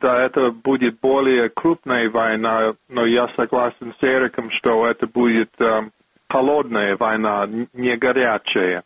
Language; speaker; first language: Russian; non-native, fluent; English